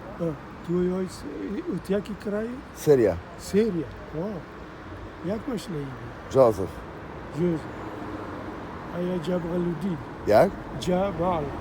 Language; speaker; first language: Polish; non-native, learner; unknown